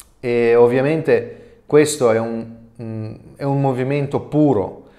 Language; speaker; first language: Italian; non-native, fluent; Russian